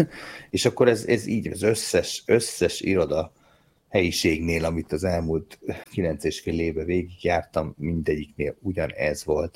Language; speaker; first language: Hungarian; native; Hungarian